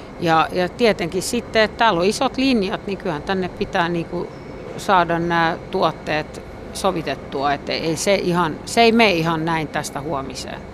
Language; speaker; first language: Finnish; non-native, local second language; Swedish